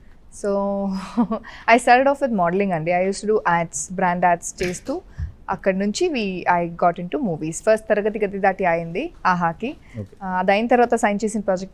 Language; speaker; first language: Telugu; non-native, local second language; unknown